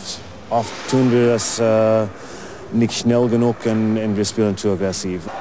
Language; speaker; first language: German; non-native, learner; English